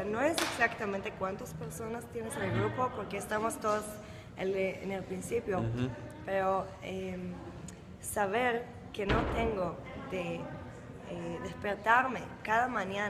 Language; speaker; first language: Spanish; early bilingual, heritage; Spanish